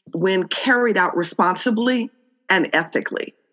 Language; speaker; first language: English; native; English